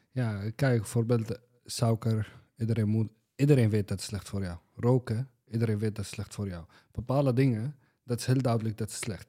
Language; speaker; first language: Dutch; non-native, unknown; Arabic